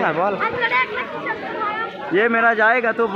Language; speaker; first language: Hindi; non-native, learner; Bangla